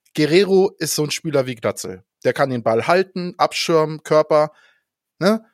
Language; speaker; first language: German; non-native, fluent; Danish